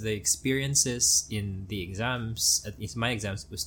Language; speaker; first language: English; non-native, local second language; Filipino